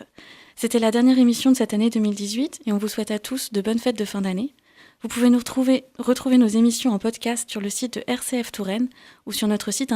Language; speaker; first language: French; native; French